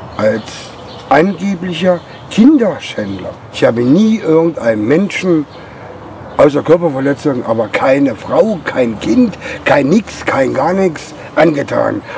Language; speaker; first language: German; native; German